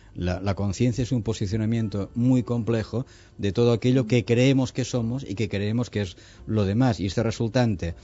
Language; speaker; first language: Spanish; native; Spanish